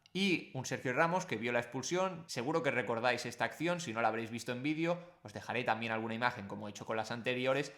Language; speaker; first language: Spanish; native; Spanish